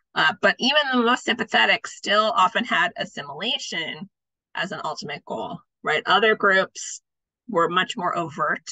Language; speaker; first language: English; native; English